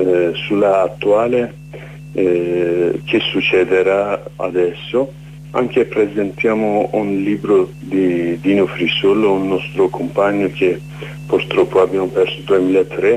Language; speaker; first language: Italian; non-native, learner; Kurdish